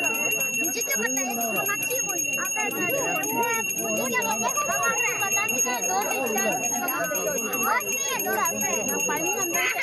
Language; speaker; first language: Hindi; non-native, local second language; Manipuri